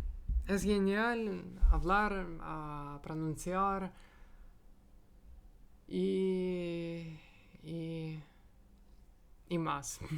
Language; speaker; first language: Spanish; non-native, learner; Russian